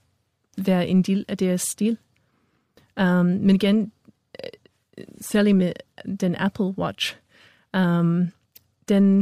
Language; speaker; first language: Danish; non-native, fluent; English